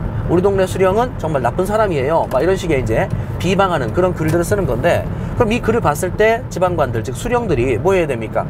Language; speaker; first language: Korean; native; Korean